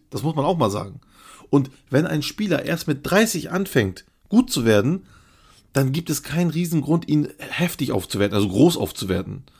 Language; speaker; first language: German; early bilingual, other home language; Turkish